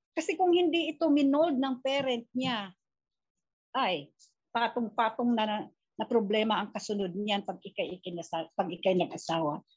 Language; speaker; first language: Filipino; non-native, local second language; Cebuano